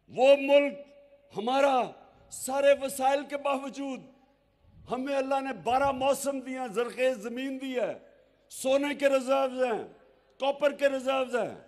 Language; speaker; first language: Urdu; native; Urdu